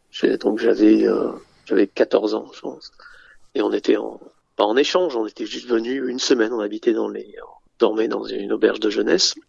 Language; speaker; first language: French; early bilingual, other home language; English